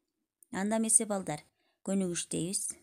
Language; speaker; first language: Kyrgyz; native; Kyrgyz